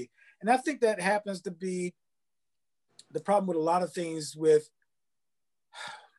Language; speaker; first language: English; native; English